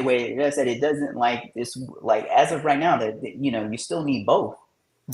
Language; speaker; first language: English; native; English